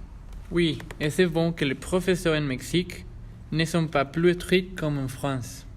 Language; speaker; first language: French; non-native, learner; Spanish